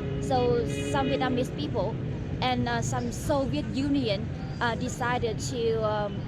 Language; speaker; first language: English; non-native, learner; Vietnamese